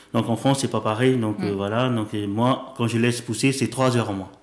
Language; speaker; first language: French; native; French